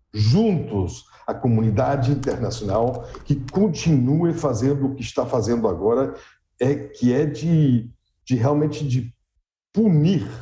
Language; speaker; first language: Portuguese; non-native, fluent; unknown